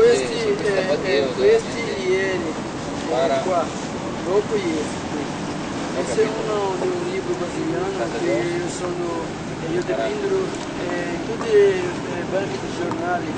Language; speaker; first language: Italian; non-native, learner; Portuguese